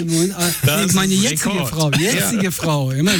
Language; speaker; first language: German; non-native, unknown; Persian